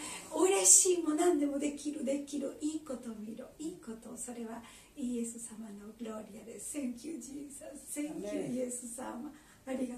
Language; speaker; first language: Japanese; non-native, learner; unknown